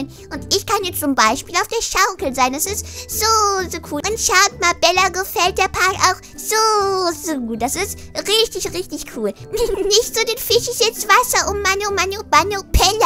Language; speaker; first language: German; native; German